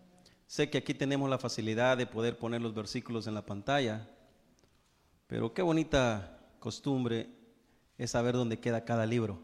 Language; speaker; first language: Spanish; native; Spanish